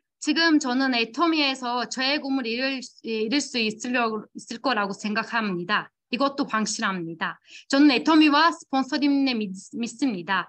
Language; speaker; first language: Korean; non-native, fluent; Turkish